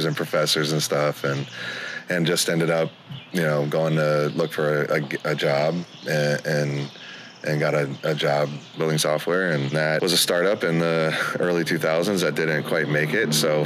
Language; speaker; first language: English; native; English